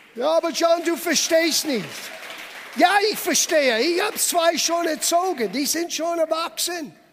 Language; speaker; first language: German; non-native, fluent; English